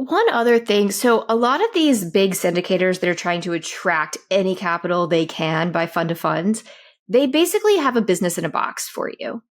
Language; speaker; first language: English; native; English